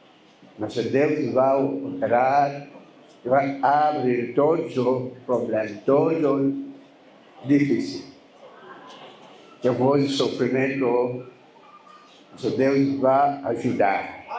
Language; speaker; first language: Portuguese; non-native, learner; Lingala